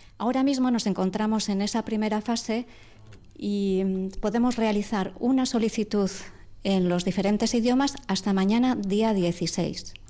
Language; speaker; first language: Spanish; native; Spanish